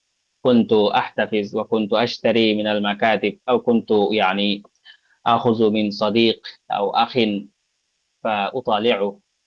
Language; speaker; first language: Arabic; non-native, fluent; Bangla